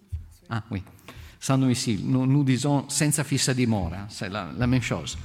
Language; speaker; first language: French; non-native, fluent; Italian